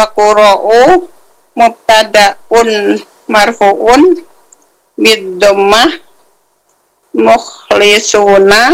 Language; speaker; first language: Arabic; non-native, learner; Indonesian